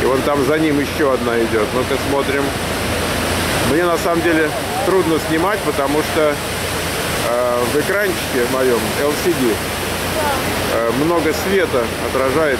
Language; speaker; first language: Russian; native; Russian